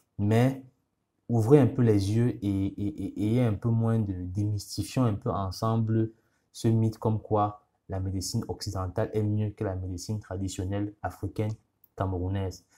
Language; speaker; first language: French; non-native, local second language; Ghomala